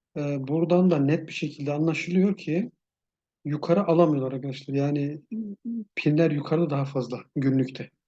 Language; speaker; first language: Turkish; native; Turkish